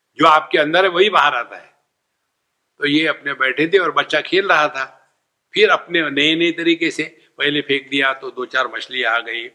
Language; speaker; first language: Hindi; non-native, local second language; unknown